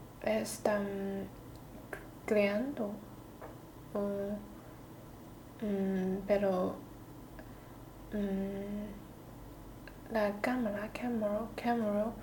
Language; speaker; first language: Spanish; non-native, learner; Chinese